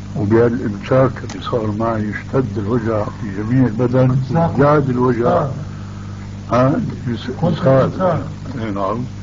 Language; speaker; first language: Arabic; early bilingual, other home language; Albanian